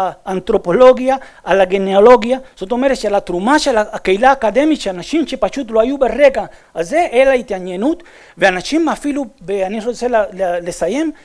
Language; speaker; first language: Hebrew; non-native, fluent; Spanish